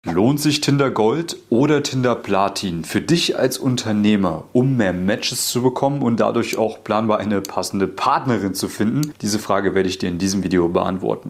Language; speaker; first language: German; native; German